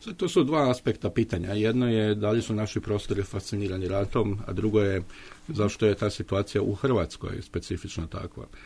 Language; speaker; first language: Croatian; native; Croatian